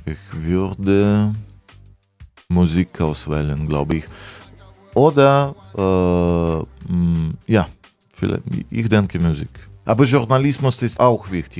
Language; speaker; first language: German; non-native, fluent; Russian